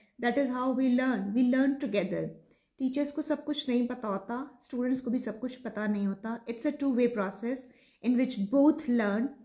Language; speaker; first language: Urdu; native; Urdu